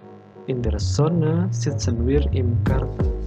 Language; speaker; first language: German; non-native, learner; Indonesian